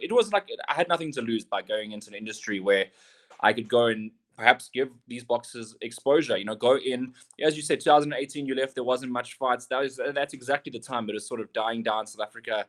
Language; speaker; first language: English; native; English